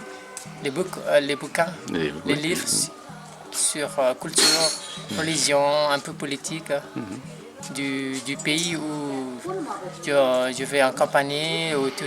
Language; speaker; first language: French; non-native, learner; Nepali